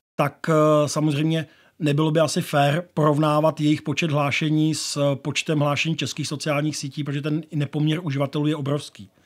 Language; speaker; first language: Czech; native; Czech